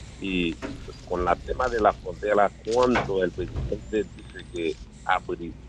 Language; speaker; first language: Spanish; non-native, learner; Haitian Creole